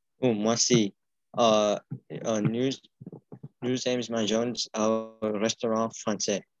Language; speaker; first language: French; non-native, learner; English